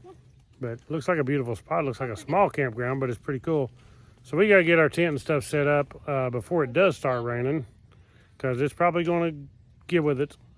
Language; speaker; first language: English; native; English